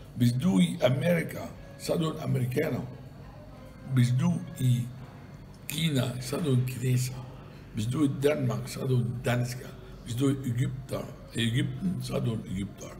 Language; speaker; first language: Danish; non-native, fluent; Arabic